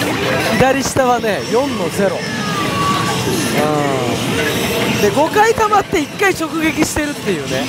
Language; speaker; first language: Japanese; native; Japanese